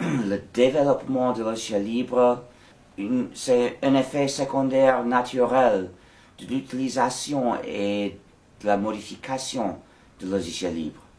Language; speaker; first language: French; non-native, fluent; English